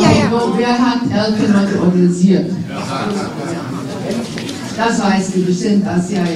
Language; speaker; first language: German; non-native, fluent; English